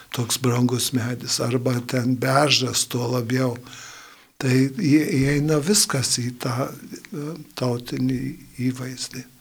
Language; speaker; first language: Lithuanian; early bilingual, heritage; Lithuanian